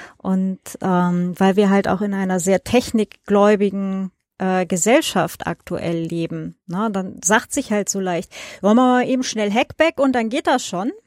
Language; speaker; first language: German; native; German